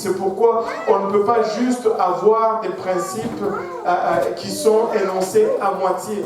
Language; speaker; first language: French; non-native, local second language; Swahili